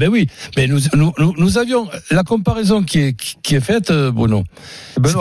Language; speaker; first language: French; native; French